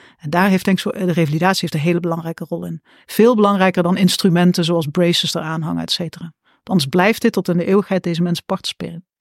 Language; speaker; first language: Dutch; native; Dutch